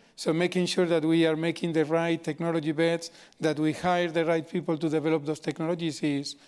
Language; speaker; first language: English; non-native, fluent; Spanish